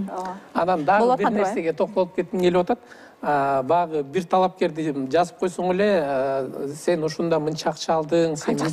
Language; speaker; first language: Kyrgyz; native; Kyrgyz